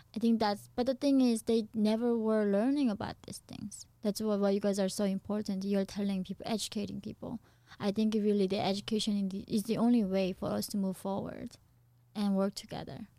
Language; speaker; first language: English; non-native, fluent; Korean